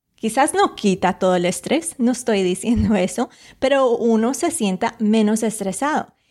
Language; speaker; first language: Spanish; native; Spanish